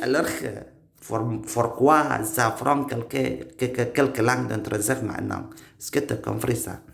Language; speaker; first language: French; non-native, learner; Indonesian